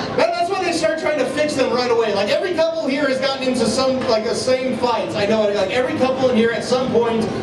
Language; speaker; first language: English; native; English